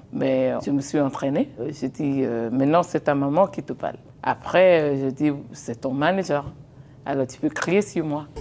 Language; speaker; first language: French; non-native, fluent; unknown